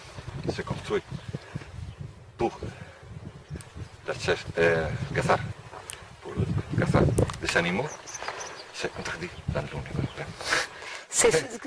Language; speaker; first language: French; non-native, learner; Spanish